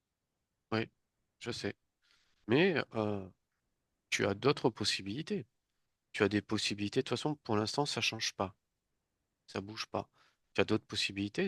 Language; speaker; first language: French; native; French